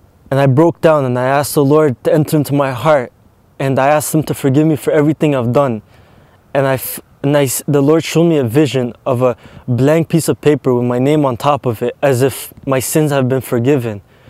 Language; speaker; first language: English; early bilingual, other home language; Arabic